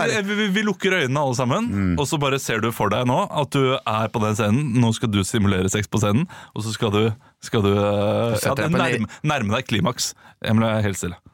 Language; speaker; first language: Norwegian; native; Norwegian